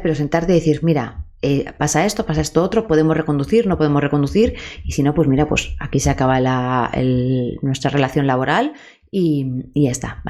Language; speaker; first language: Spanish; native; Spanish